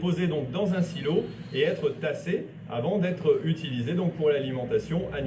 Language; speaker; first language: French; native; French